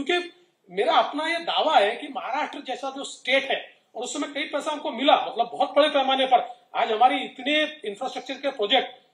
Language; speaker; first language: Hindi; non-native, local second language; Marathi